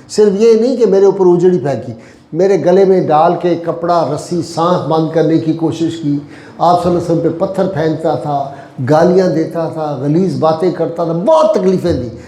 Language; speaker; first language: Urdu; non-native, local second language; Punjabi